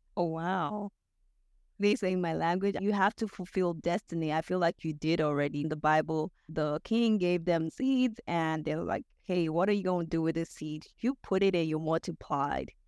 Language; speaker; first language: English; non-native, local second language; Yoruba